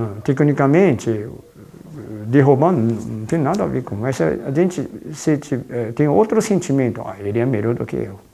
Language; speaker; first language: Portuguese; non-native, fluent; Japanese